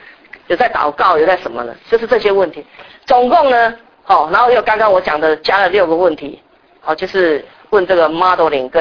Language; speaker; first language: Chinese; native; Chinese